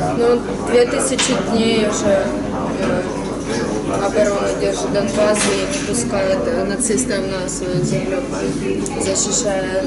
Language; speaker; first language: Russian; native; Russian